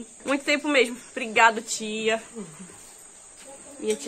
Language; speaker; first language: Portuguese; native; Portuguese